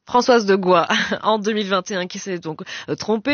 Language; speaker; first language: French; native; French